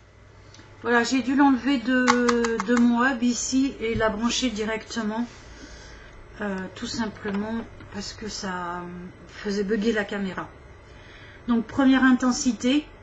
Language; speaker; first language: French; native; French